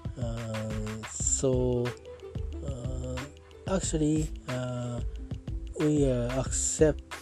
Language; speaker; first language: English; non-native, learner; Japanese